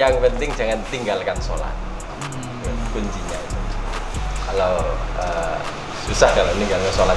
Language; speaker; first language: Indonesian; non-native, local second language; Javanese